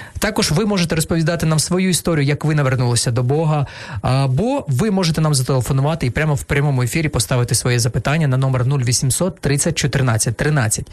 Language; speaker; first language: Ukrainian; non-native, local second language; Russian